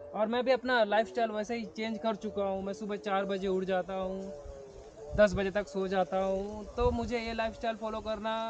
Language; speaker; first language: Hindi; native; Hindi